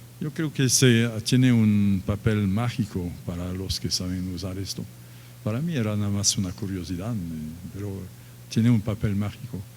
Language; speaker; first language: Spanish; non-native, fluent; French